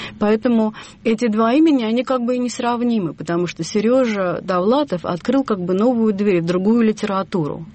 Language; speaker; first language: Russian; native; Russian